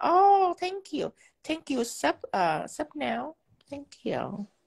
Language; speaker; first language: English; non-native, fluent; Vietnamese